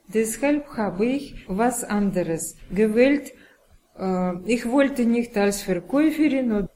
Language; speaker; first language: German; non-native, fluent; Russian